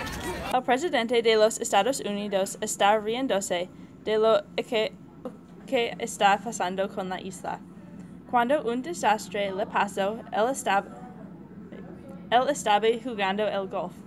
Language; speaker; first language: Spanish; non-native, learner; English